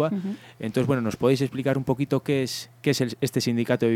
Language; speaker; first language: Spanish; native; Spanish